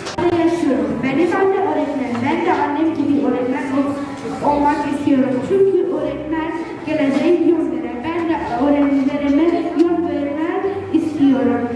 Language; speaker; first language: Turkish; non-native, learner; Kurdish